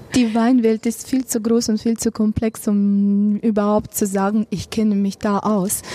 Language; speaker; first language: German; non-native, fluent; Romanian